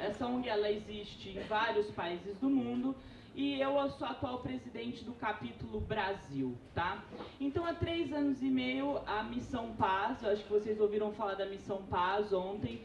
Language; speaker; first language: Portuguese; native; Portuguese